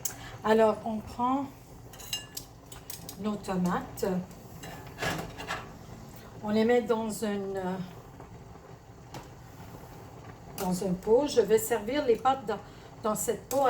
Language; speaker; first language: French; early bilingual, other home language; Italian